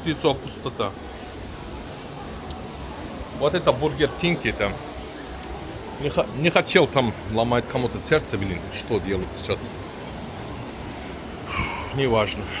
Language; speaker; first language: Russian; non-native, learner; Turkish